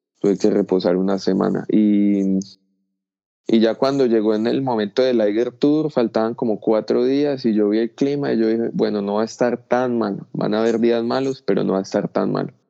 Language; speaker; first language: Spanish; native; Spanish